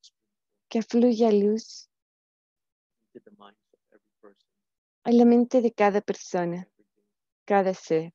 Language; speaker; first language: Spanish; native; Spanish